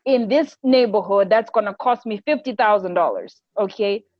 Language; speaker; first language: English; non-native, local second language; Shona